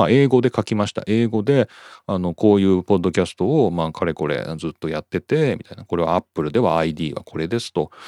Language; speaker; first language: Japanese; native; Japanese